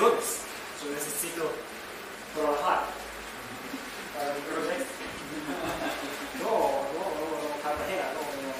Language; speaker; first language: Spanish; non-native, learner; Japanese